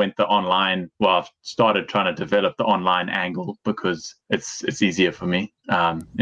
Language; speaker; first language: English; native; English